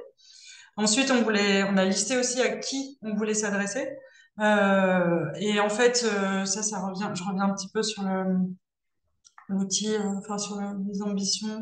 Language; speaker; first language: French; native; French